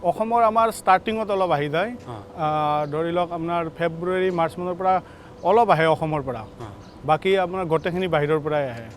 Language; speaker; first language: Assamese; native; Assamese